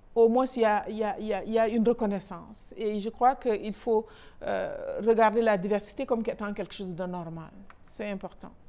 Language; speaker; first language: French; non-native, local second language; Wolof